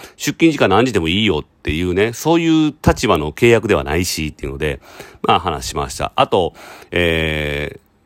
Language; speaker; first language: Japanese; native; Japanese